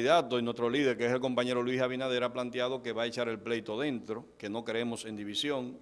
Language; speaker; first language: Spanish; native; Spanish